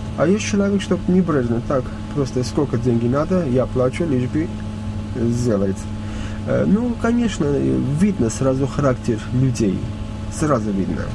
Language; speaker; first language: Russian; non-native, fluent; Armenian